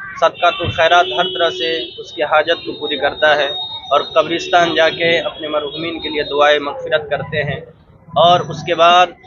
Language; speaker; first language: Urdu; native; Urdu